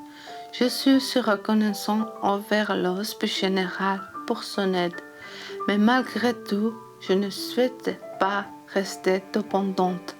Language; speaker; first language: French; non-native, learner; Georgian